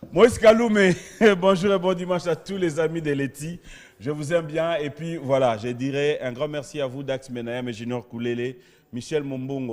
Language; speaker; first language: French; non-native, local second language; Lingala